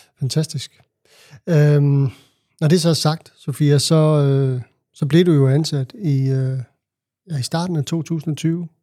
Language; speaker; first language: Danish; native; Danish